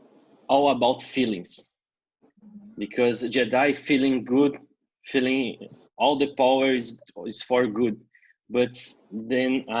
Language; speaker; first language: English; non-native, learner; Portuguese